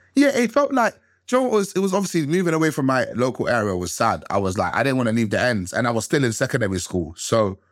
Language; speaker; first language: English; early bilingual, other home language; Krio